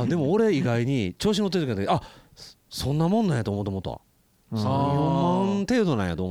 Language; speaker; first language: Japanese; native; Japanese